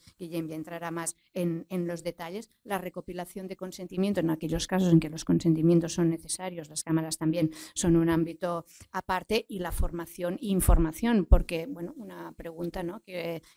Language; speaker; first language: Spanish; non-native, local second language; Catalan